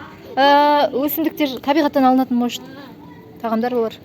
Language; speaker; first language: Kazakh; native; Kazakh